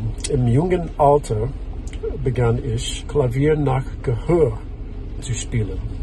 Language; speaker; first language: German; non-native, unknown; English